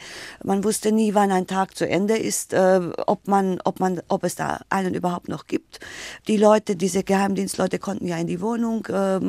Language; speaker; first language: German; native; German